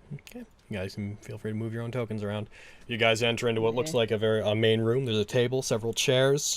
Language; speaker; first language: English; native; English